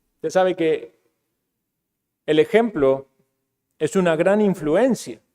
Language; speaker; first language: Spanish; native; Spanish